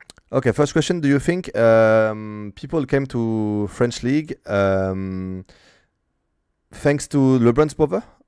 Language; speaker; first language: English; non-native, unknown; French